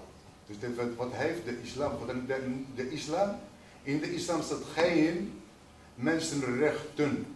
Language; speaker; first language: Dutch; early bilingual, other home language; Riffian